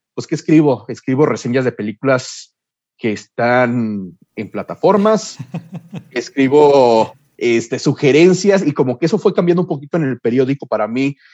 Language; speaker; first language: Spanish; early bilingual, heritage; Spanish